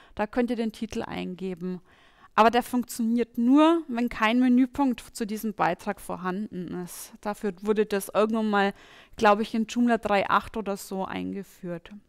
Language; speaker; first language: German; native; German